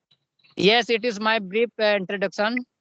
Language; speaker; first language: English; non-native, learner; Hindi